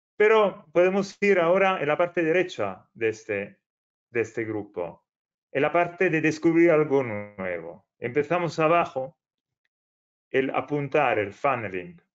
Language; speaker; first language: Spanish; non-native, fluent; Italian